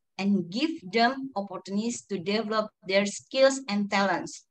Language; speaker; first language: English; non-native, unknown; Indonesian